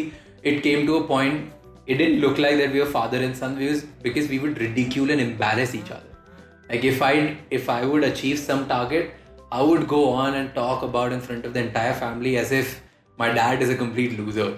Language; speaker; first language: English; non-native, local second language; Hindi